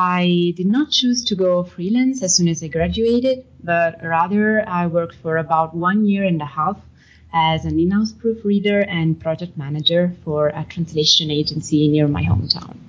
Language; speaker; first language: English; non-native, fluent; Italian